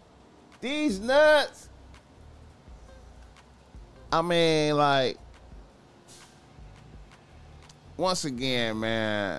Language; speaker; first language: English; native; English